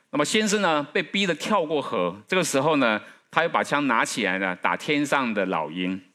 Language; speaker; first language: Chinese; native; Chinese